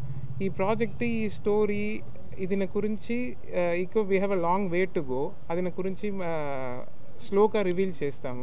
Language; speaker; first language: Telugu; non-native, learner; Tamil